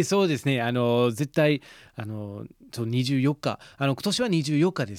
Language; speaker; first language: Japanese; non-native, fluent; English